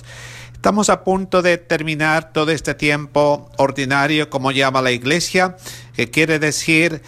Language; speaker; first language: Spanish; native; Spanish